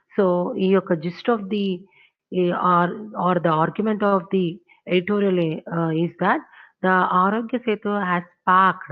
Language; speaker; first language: English; non-native, local second language; Telugu